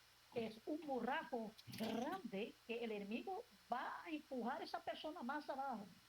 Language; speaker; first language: Spanish; non-native, local second language; Papiamento